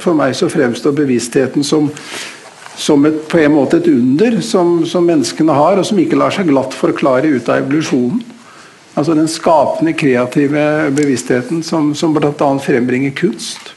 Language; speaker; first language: Norwegian; native; Norwegian